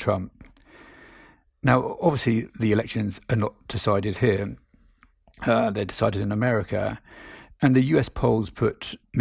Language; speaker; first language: English; native; English